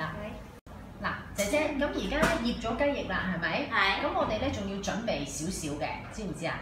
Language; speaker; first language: Cantonese; native; Cantonese